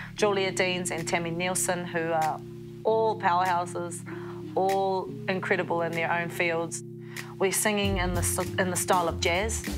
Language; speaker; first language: English; native; English